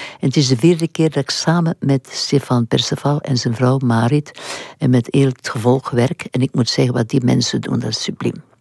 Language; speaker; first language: Dutch; non-native, local second language; French